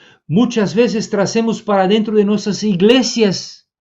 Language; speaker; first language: Spanish; non-native, fluent; Portuguese